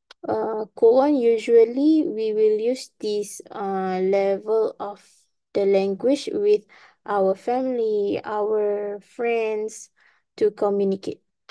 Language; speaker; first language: English; non-native, local second language; Malay